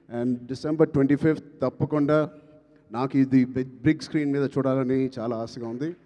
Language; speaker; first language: Telugu; native; Telugu